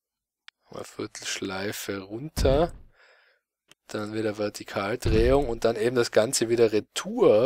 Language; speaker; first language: German; native; German